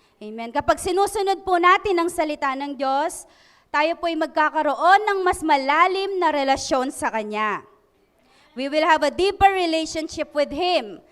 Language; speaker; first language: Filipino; non-native, local second language; Pampanga